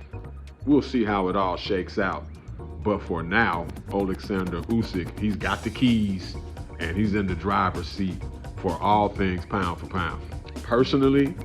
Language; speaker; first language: English; native; English